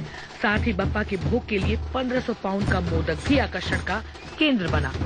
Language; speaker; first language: Hindi; native; Hindi